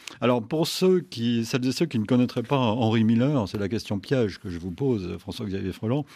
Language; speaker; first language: French; native; French